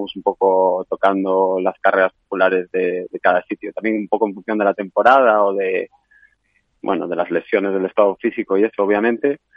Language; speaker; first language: Spanish; native; Spanish